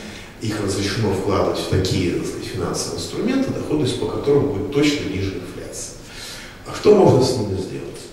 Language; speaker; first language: Russian; native; Russian